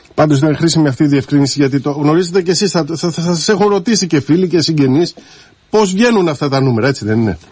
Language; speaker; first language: Greek; native; Greek